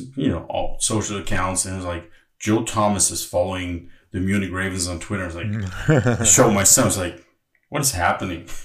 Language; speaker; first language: English; non-native, fluent; German